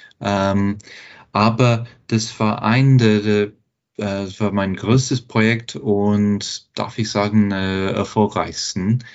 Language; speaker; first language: German; non-native, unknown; English